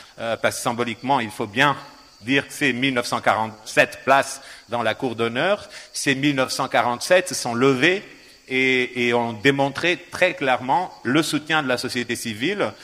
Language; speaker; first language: French; non-native, fluent; Portuguese